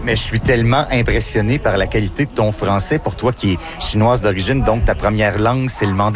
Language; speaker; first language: French; native; French